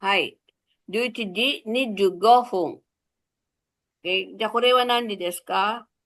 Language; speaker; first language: Japanese; non-native, fluent; Filipino